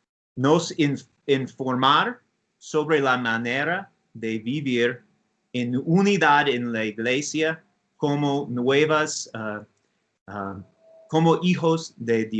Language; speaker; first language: Spanish; non-native, learner; English